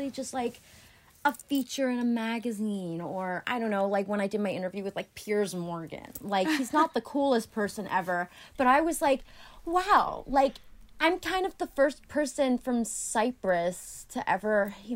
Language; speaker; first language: English; early bilingual, other home language; Greek